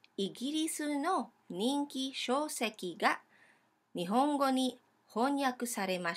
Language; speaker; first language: Japanese; non-native, fluent; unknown